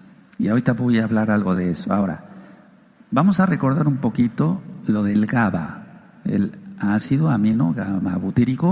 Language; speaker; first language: Spanish; native; Spanish